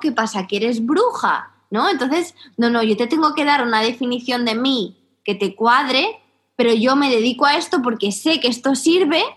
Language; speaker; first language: Spanish; native; Spanish